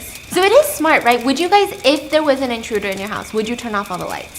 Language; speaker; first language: English; native; English